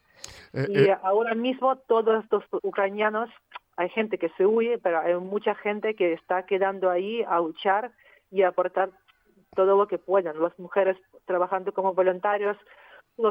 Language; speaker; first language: Spanish; non-native, fluent; Ukrainian